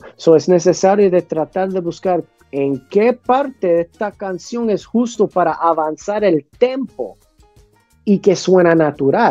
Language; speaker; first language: Spanish; early bilingual, heritage; English